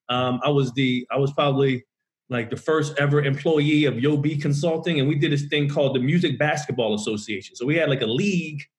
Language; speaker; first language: English; native; English